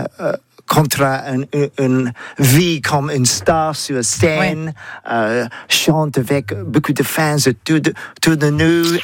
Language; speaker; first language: French; non-native, learner; English